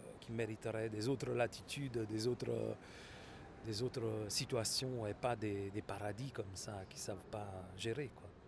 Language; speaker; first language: French; non-native, fluent; Italian